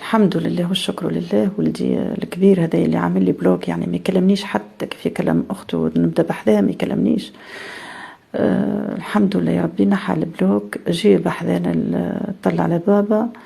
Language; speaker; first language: Arabic; native; Arabic